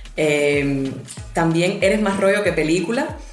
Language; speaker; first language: Spanish; native; Spanish